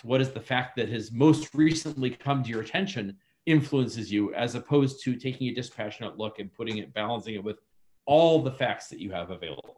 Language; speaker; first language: English; native; English